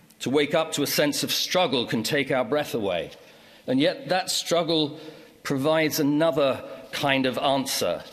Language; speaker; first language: English; native; English